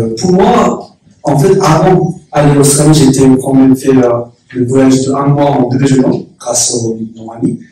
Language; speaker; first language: French; non-native, learner; Korean